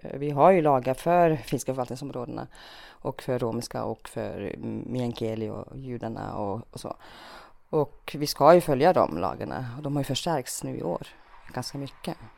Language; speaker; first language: Swedish; early bilingual, other home language; Finnish